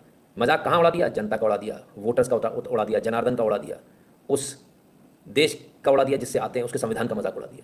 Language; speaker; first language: Hindi; native; Hindi